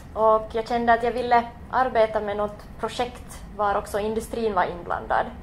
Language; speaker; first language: Swedish; native; Swedish